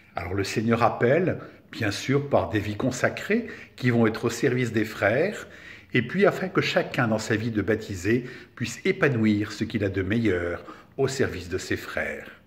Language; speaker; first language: French; native; French